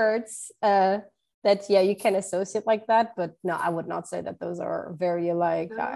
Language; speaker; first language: English; non-native, fluent; Portuguese